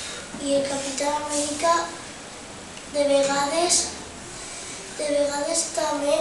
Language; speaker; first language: Catalan; non-native, local second language; Spanish